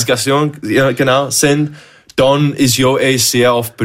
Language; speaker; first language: German; non-native, learner; English